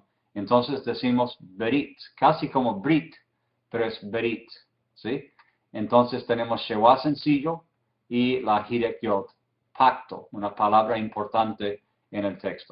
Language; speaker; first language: Spanish; non-native, fluent; English